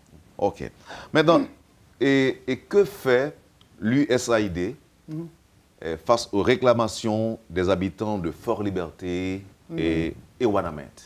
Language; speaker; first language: French; native; French